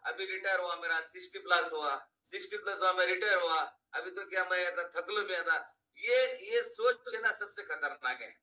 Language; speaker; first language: Hindi; non-native, local second language; Marathi